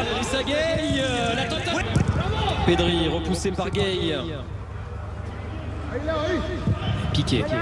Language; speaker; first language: French; native; French